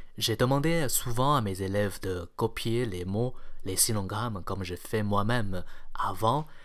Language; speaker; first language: French; non-native, fluent; Chinese